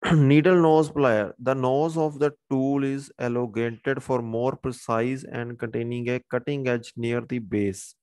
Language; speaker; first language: English; non-native, local second language; Punjabi